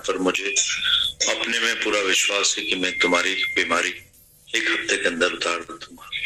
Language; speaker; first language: Hindi; non-native, local second language; Sindhi